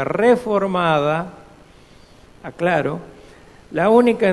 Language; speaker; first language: Spanish; native; Spanish